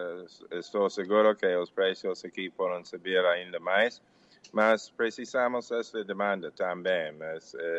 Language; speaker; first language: Portuguese; non-native, fluent; English